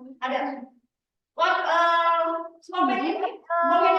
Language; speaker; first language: English; non-native, learner; Indonesian